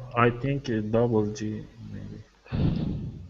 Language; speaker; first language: English; non-native, learner; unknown